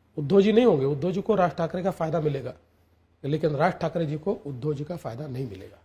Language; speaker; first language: Hindi; non-native, local second language; Marathi